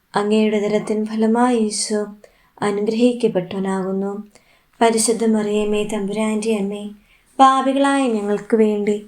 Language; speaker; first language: Malayalam; native; Malayalam